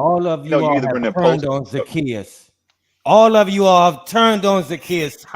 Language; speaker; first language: English; native; English